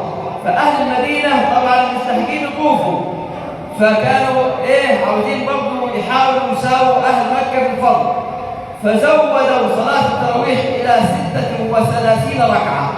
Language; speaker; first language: Arabic; native; Arabic